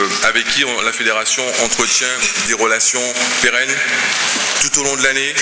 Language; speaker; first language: French; native; French